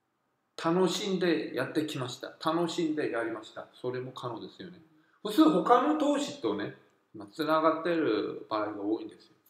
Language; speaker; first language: Japanese; non-native, fluent; Korean